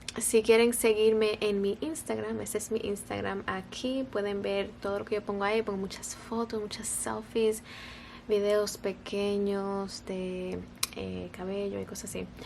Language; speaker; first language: Spanish; early bilingual, heritage; Spanish